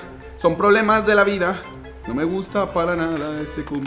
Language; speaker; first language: Spanish; native; Spanish